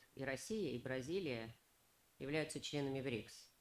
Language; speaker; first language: Russian; native; Russian